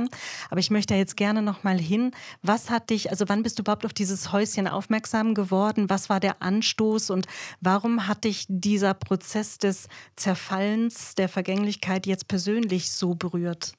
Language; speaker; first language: German; native; German